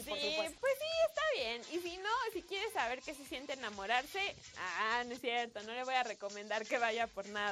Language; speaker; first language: Spanish; native; Spanish